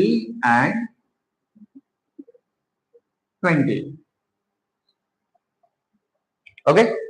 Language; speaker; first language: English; non-native, local second language; Hindi